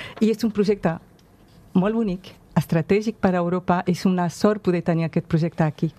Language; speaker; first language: Catalan; non-native, fluent; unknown